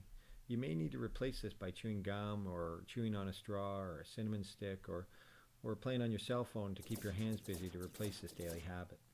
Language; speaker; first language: English; native; English